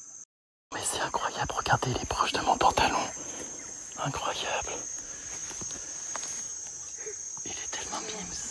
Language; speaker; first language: French; native; French